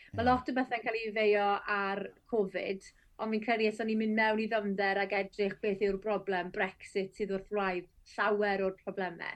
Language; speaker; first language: Welsh; native; Welsh